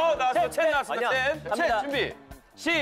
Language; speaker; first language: Korean; native; Korean